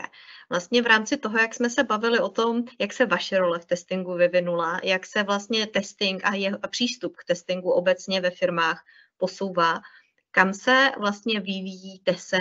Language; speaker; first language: Czech; native; Czech